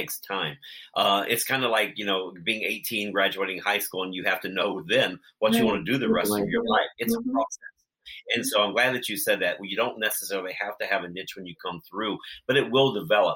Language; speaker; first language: English; native; English